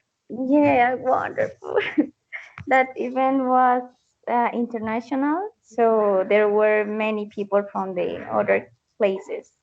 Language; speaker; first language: English; non-native, learner; Spanish